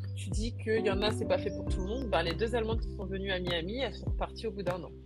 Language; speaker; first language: French; native; French